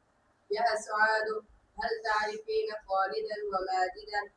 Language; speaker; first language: Arabic; non-native, learner; Bangla